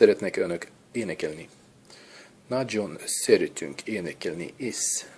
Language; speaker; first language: Hungarian; non-native, learner; English